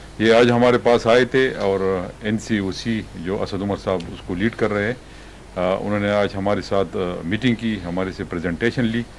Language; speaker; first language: Urdu; non-native, local second language; Pashto